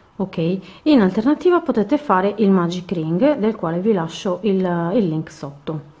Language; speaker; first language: Italian; native; Italian